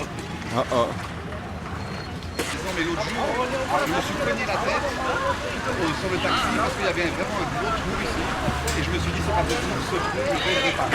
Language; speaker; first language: French; native; French